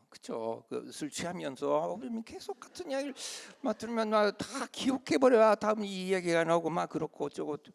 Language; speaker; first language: Korean; early bilingual, heritage; Korean